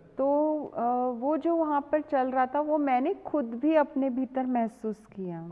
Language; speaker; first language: Hindi; non-native, local second language; Marathi